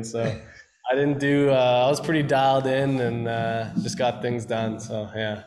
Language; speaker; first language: English; native; English